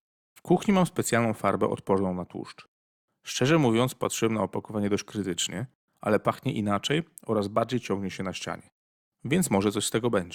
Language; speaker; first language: Polish; native; Polish